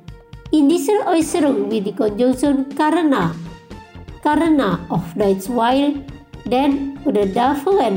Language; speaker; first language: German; non-native, fluent; Indonesian